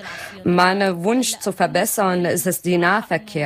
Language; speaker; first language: German; non-native, learner; Arabic